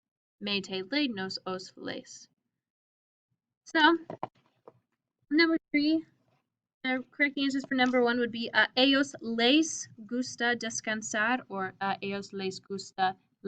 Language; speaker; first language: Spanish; non-native, fluent; English